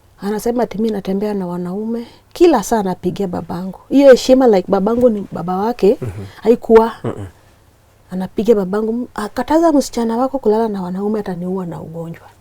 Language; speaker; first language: Swahili; non-native, local second language; Luo (Kenya and Tanzania)